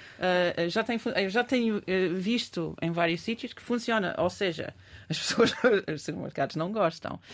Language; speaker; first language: Portuguese; non-native, fluent; English